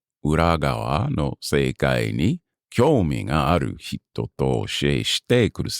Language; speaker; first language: Japanese; non-native, learner; English